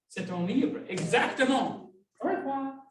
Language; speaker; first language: French; non-native, fluent; English